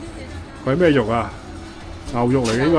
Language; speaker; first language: Cantonese; native; Cantonese